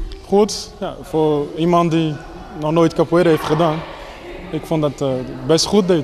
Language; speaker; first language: Dutch; non-native, fluent; Portuguese